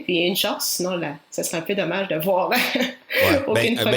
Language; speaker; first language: French; native; French